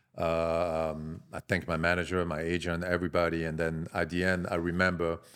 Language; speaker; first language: English; non-native, fluent; French